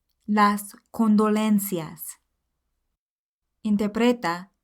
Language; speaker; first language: Spanish; non-native, fluent; English